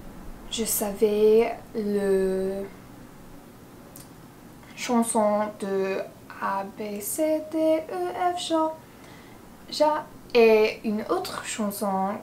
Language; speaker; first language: French; non-native, learner; English